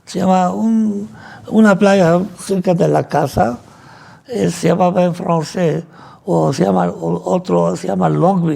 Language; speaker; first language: Spanish; non-native, fluent; Arabic